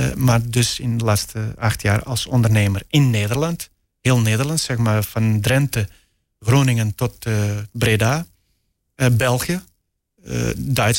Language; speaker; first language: Dutch; non-native, fluent; Portuguese